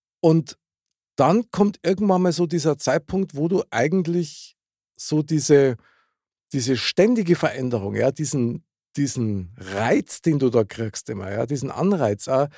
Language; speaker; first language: German; native; German